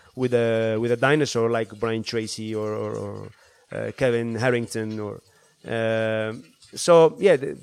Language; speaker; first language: English; early bilingual, other home language; Arabic